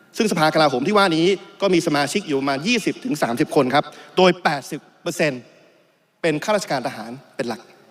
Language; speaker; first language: Thai; native; Thai